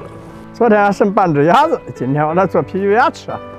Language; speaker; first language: Chinese; native; Chinese